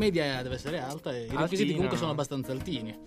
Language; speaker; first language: Italian; native; Italian